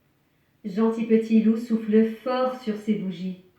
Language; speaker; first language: French; native; French